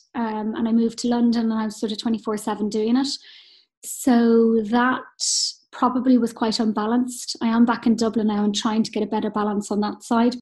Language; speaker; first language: English; native; English